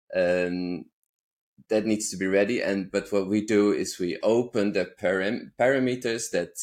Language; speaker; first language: English; non-native, fluent; Dutch